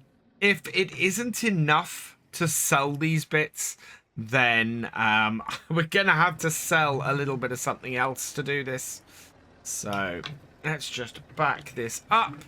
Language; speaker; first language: English; native; English